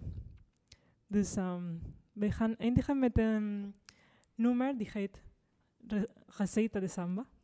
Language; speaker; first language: Dutch; non-native, fluent; Spanish